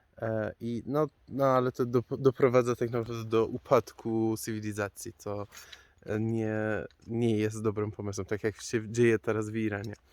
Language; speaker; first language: Polish; non-native, fluent; Persian